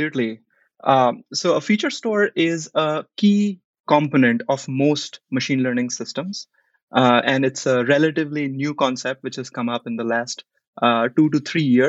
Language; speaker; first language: English; non-native, local second language; Hindi